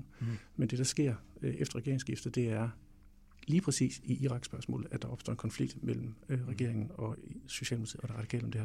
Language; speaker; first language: Danish; native; Danish